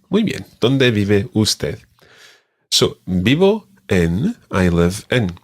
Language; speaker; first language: Spanish; non-native, fluent; English